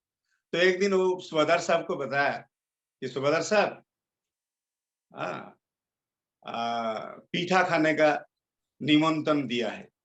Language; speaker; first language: Hindi; non-native, local second language; Bangla